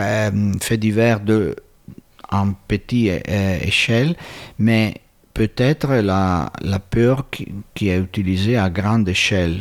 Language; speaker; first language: French; non-native, fluent; Italian